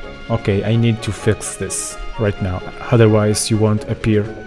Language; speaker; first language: English; non-native, fluent; Italian